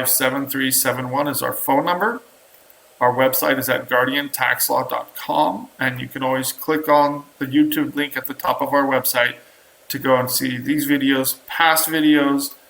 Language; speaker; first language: English; native; English